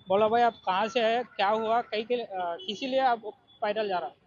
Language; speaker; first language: Hindi; non-native, local second language; Telugu